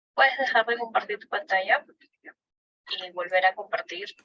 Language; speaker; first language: Spanish; native; Spanish